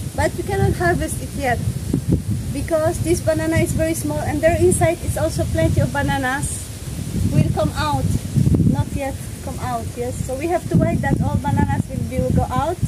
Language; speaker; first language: English; non-native, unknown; Polish